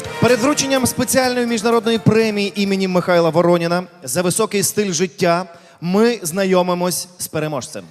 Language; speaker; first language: Ukrainian; native; Ukrainian